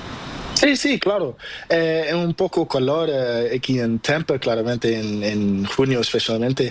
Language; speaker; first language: Spanish; non-native, learner; Portuguese